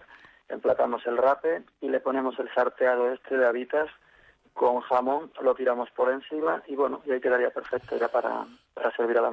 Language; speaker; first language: Spanish; native; Spanish